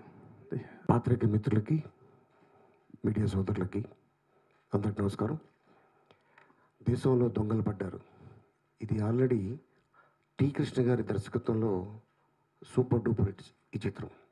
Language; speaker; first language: Telugu; native; Telugu